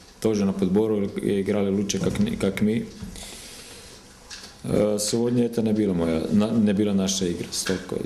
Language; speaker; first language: Russian; non-native, learner; Serbian